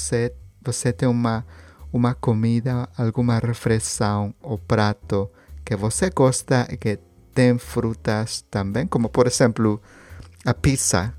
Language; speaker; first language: Portuguese; non-native, learner; Spanish